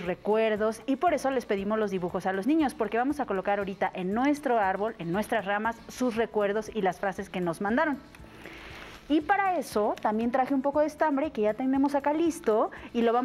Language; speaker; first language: Spanish; native; Spanish